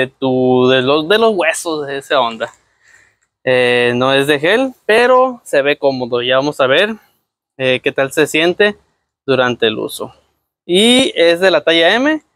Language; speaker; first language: Spanish; native; Spanish